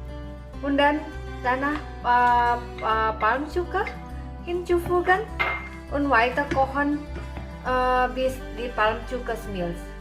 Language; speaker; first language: German; non-native, learner; Indonesian